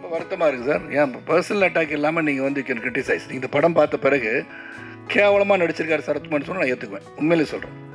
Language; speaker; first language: Tamil; native; Tamil